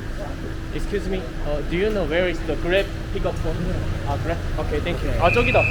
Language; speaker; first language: English; non-native, learner; Korean